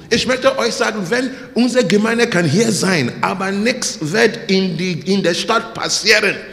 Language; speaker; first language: German; non-native, learner; English